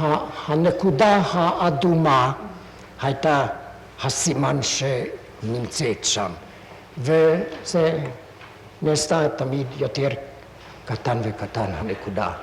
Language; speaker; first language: Hebrew; non-native, fluent; Hungarian